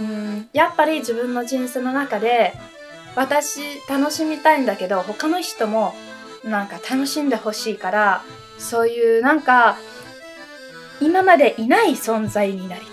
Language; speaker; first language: Japanese; non-native, fluent; Italian